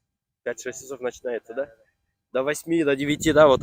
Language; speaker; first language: Russian; non-native, local second language; Kyrgyz